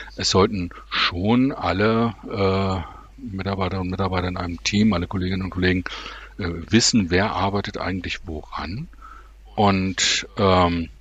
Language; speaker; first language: German; native; German